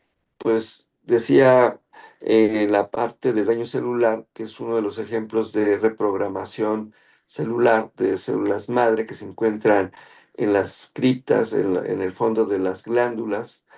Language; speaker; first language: Spanish; native; Spanish